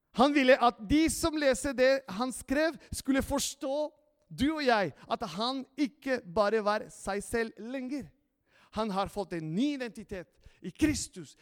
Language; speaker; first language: Norwegian; non-native, fluent; Spanish